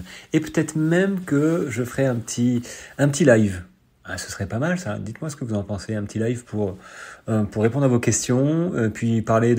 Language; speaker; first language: French; native; French